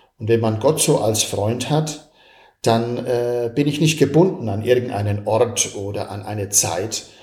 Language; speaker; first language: German; native; German